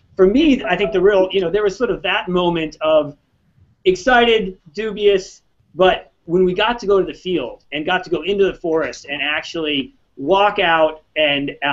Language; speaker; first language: English; native; English